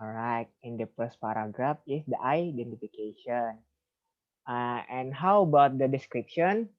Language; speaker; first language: English; non-native, fluent; Indonesian